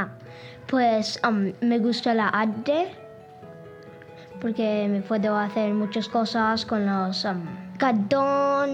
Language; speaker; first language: Spanish; early bilingual, heritage; English